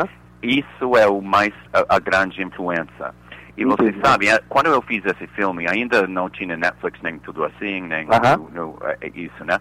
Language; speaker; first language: Portuguese; non-native, fluent; English